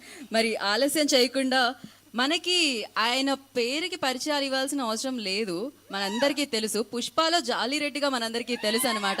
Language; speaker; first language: Telugu; native; Telugu